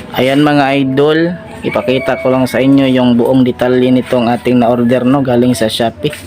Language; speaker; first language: Filipino; non-native, local second language; Cebuano